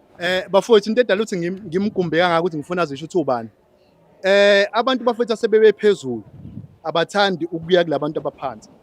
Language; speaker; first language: Zulu; native; Zulu